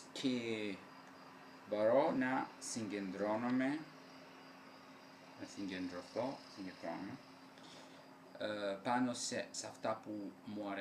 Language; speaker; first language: Greek; non-native, fluent; Italian